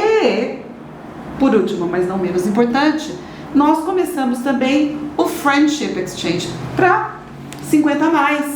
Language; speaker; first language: Portuguese; native; Portuguese